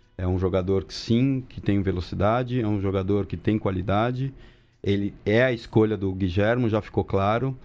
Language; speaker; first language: Portuguese; early bilingual, other home language; Spanish